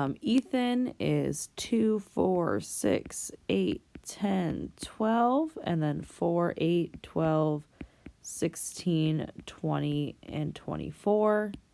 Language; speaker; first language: English; native; English